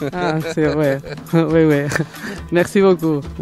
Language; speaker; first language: French; non-native, learner; Catalan